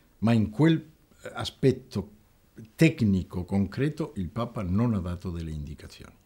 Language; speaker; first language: Italian; non-native, fluent; Spanish